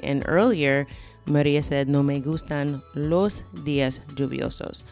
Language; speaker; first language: Spanish; non-native, fluent; English